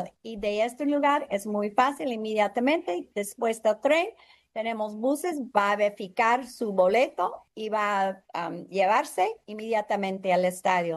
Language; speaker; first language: Spanish; non-native, learner; English